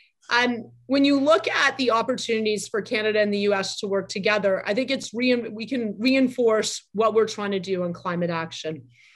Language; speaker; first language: English; native; English